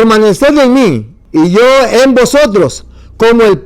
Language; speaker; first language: Spanish; native; Spanish